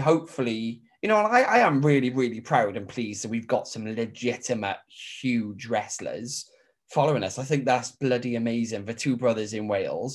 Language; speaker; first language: English; native; English